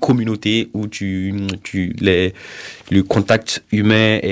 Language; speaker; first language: French; non-native, local second language; Mossi